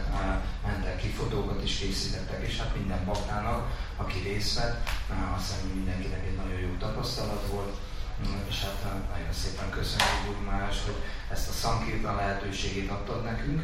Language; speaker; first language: Hungarian; native; Hungarian